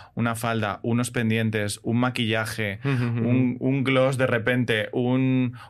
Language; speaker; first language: Spanish; native; Spanish